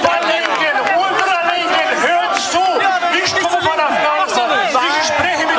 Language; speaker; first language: German; non-native, learner; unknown